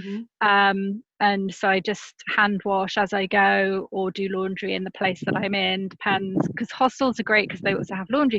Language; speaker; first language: English; native; English